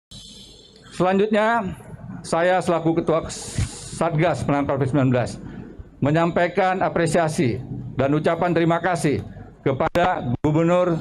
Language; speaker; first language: Indonesian; native; Indonesian